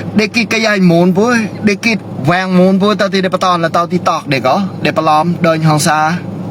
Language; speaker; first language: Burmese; non-native, local second language; Mon